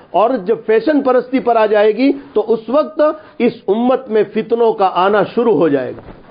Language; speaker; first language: Urdu; non-native, local second language; Gujarati